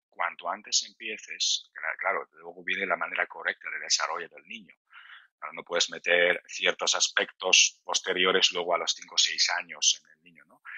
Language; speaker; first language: Spanish; non-native, fluent; Georgian